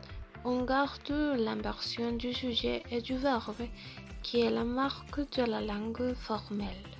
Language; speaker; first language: French; non-native, learner; Spanish